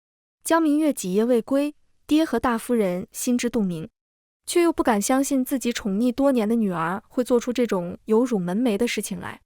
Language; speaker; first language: Chinese; native; Chinese